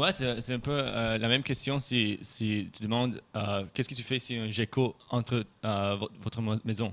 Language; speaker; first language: French; non-native, fluent; German